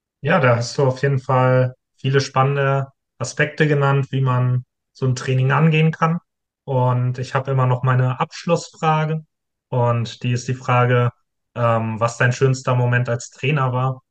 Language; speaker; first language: German; native; German